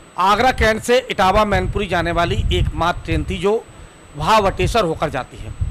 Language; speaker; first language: Hindi; native; Hindi